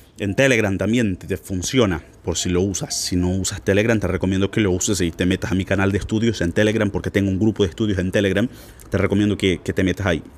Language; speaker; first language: Spanish; non-native, fluent; Portuguese